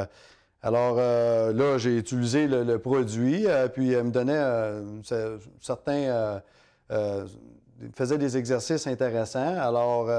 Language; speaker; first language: French; native; French